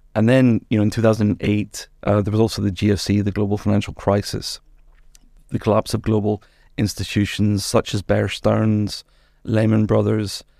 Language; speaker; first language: English; native; English